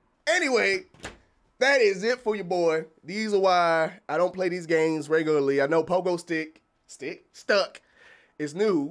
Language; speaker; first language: English; native; English